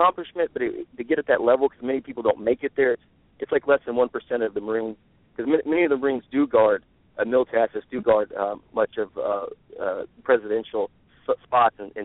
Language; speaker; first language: English; native; English